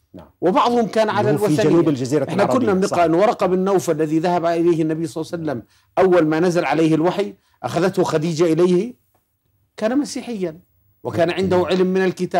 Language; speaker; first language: Arabic; native; Arabic